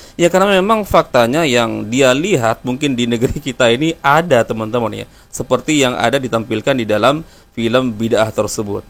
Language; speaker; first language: Indonesian; native; Indonesian